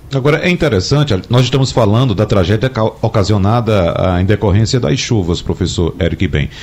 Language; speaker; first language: Portuguese; native; Portuguese